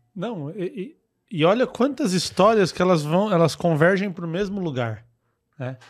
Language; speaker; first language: Portuguese; native; Portuguese